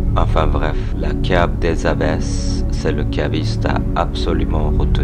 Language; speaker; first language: French; non-native, fluent; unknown